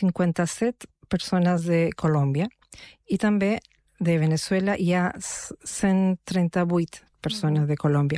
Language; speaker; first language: Catalan; non-native, fluent; Spanish